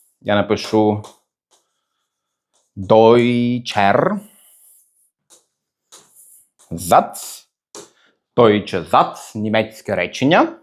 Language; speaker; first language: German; non-native, fluent; Ukrainian